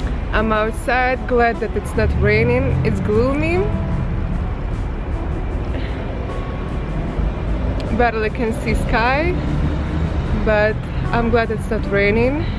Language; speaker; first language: English; non-native, fluent; Russian